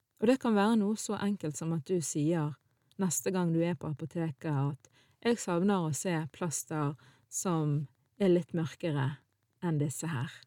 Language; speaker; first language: Norwegian; early bilingual, other home language; Arabic